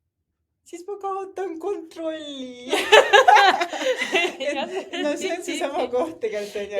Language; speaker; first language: Estonian; native; Estonian